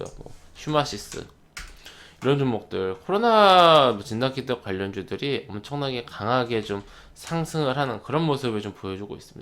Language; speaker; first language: Korean; native; Korean